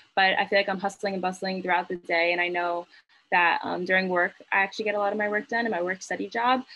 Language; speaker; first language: English; native; English